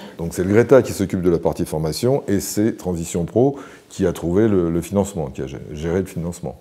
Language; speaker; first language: French; native; French